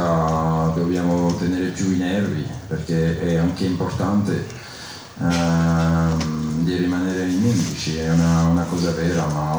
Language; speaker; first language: Italian; non-native, fluent; French